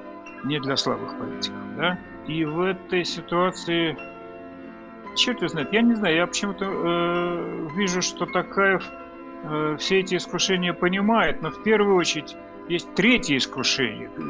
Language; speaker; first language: Russian; native; Russian